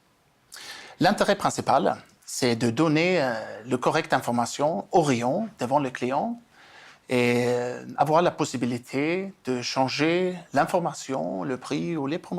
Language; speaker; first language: French; non-native, fluent; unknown